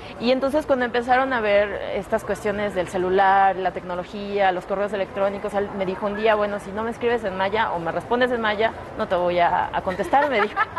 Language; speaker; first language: Spanish; non-native, local second language; Yucateco